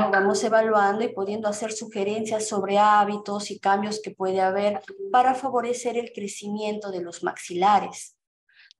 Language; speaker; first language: Spanish; native; Spanish